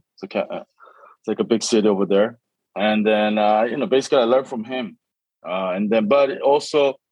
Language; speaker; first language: English; early bilingual, other home language; Korean